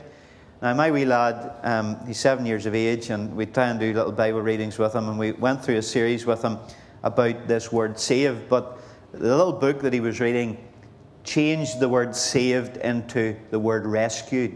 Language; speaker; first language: English; native; English